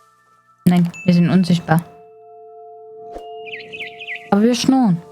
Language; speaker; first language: German; native; German